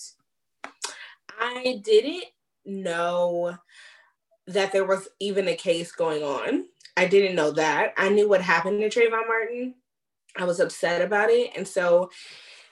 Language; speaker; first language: English; native; English